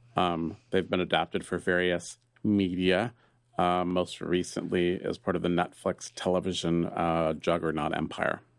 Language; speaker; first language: English; native; English